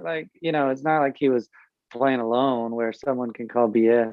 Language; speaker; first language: English; native; English